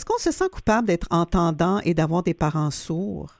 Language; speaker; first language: French; native; French